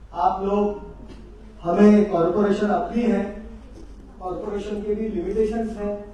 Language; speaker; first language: Hindi; non-native, local second language; Marathi